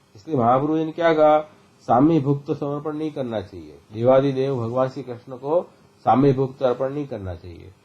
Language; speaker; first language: Hindi; non-native, local second language; Gujarati